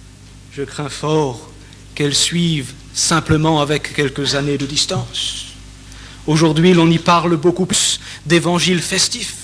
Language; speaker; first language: French; native; French